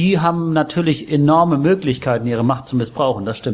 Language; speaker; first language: German; native; German